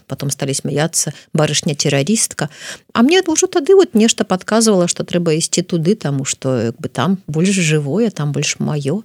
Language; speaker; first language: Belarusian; non-native, local second language; Russian